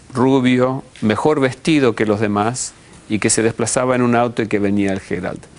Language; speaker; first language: Spanish; early bilingual, heritage; Spanish